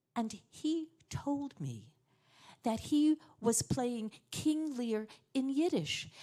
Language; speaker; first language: English; native; English